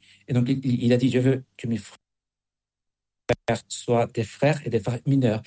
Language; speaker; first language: French; non-native, fluent; Spanish